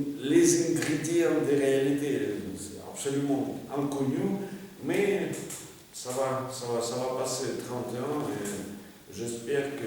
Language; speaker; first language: French; non-native, fluent; Russian